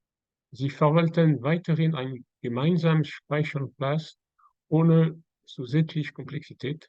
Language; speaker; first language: German; non-native, learner; French